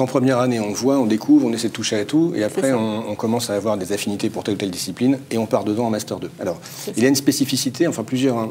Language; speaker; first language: French; native; French